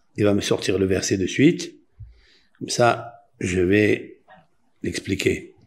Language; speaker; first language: French; non-native, local second language; Spanish